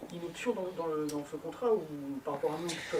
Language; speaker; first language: French; native; French